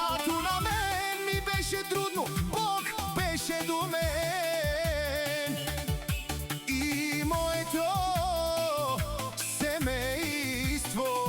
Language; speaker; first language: Bulgarian; non-native, local second language; Romany